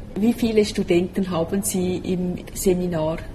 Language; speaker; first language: German; native; German